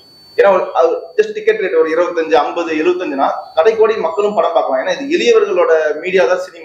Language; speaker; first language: Tamil; native; Tamil